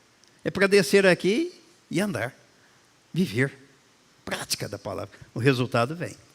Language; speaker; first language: Portuguese; native; Portuguese